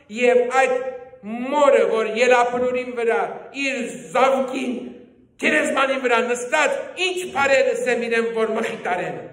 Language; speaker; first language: Armenian; early bilingual, heritage; Armenian